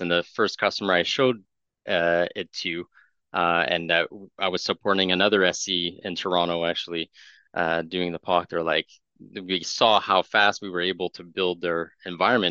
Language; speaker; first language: English; non-native, fluent; French